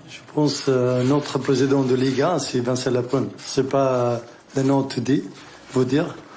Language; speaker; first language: French; non-native, learner; Arabic